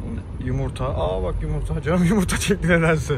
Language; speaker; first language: Turkish; native; Turkish